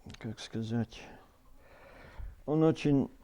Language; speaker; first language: Russian; early bilingual, heritage; Russian